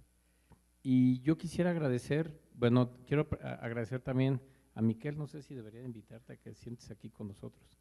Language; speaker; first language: Spanish; native; Spanish